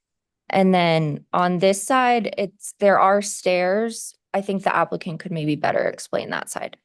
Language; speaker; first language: English; native; English